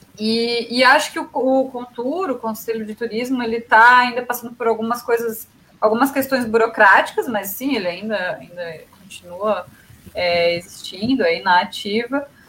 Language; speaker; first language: Portuguese; native; Portuguese